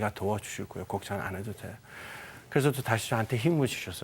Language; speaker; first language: Korean; non-native, fluent; Persian